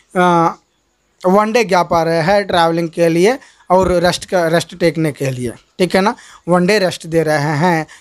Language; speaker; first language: Hindi; non-native, local second language; Telugu